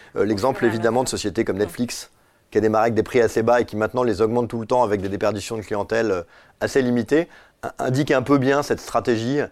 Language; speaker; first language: French; native; French